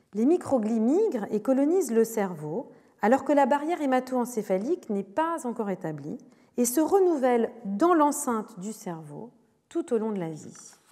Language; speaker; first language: French; native; French